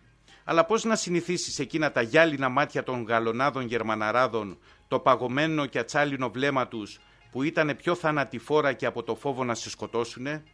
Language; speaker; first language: Greek; native; Greek